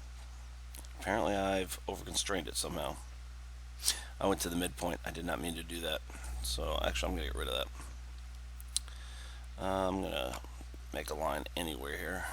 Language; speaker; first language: English; native; English